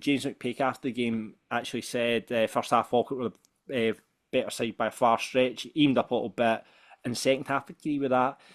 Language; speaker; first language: English; native; English